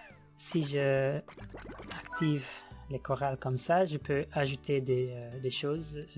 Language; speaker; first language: French; non-native, learner; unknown